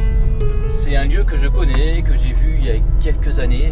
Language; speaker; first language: French; native; French